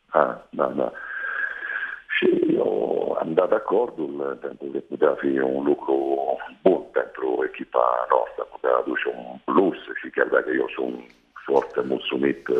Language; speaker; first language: Romanian; non-native, fluent; Italian